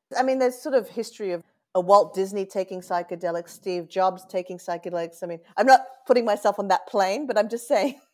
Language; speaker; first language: English; native; English